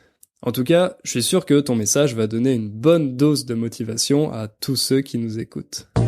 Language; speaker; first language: French; native; French